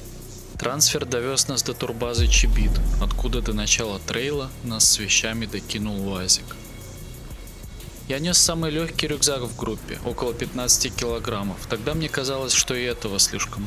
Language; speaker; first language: Russian; native; Russian